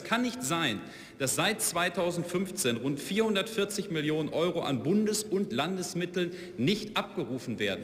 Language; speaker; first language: German; native; German